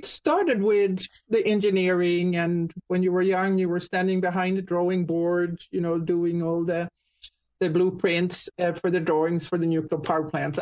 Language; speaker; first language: English; non-native, fluent; Swedish